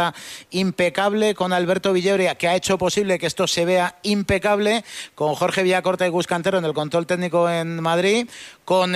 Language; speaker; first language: Spanish; native; Spanish